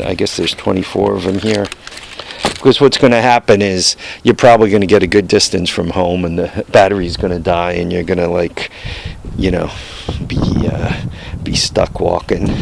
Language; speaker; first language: English; native; English